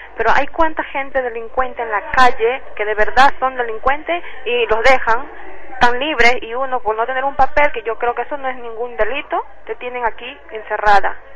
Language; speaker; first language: Spanish; native; Spanish